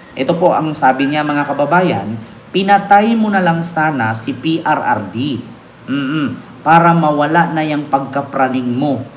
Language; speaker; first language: Filipino; non-native, local second language; Cebuano